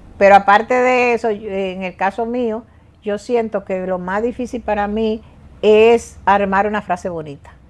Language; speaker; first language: Spanish; native; Spanish